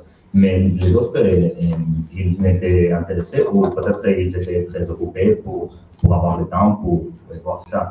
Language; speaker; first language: French; non-native, learner; Spanish